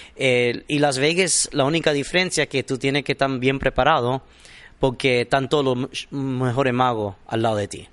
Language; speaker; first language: Spanish; early bilingual, heritage; Spanish